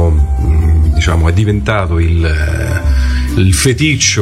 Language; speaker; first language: Italian; native; Italian